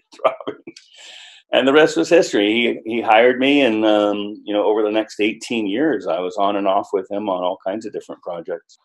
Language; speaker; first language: English; native; English